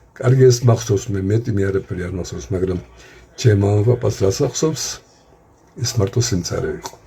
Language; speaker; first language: Georgian; native; Georgian